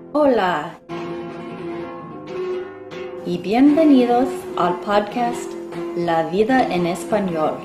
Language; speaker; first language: Spanish; non-native, fluent; English